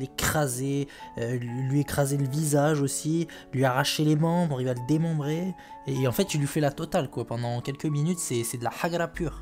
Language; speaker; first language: French; native; French